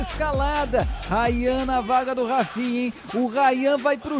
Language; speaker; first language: Portuguese; native; Portuguese